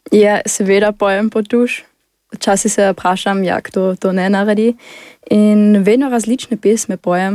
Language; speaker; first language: Slovenian; non-native, local second language; German